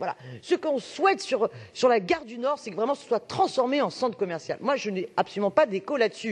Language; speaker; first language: French; native; French